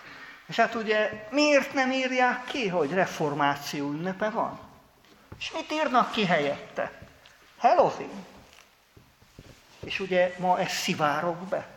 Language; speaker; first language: Hungarian; native; Hungarian